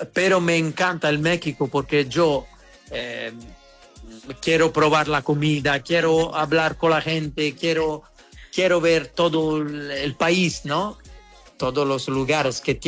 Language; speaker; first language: Spanish; non-native, learner; Italian